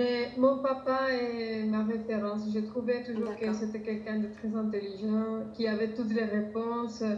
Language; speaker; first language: French; non-native, fluent; Spanish